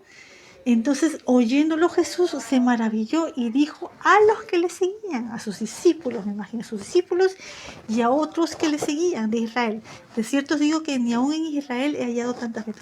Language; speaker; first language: Spanish; native; Spanish